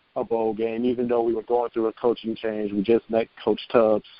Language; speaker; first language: English; native; English